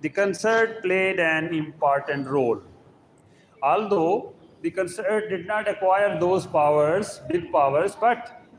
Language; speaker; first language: English; non-native, local second language; Urdu